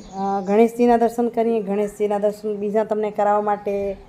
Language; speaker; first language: Gujarati; non-native, local second language; Kachhi